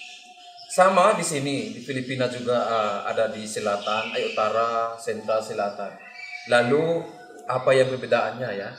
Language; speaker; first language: Indonesian; non-native, learner; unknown